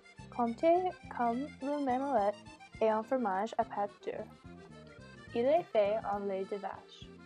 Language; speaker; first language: French; non-native, learner; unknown